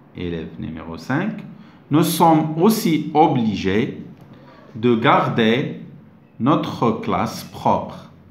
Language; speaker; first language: French; non-native, local second language; Arabic